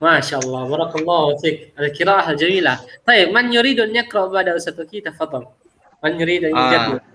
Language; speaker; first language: Arabic; non-native, fluent; Indonesian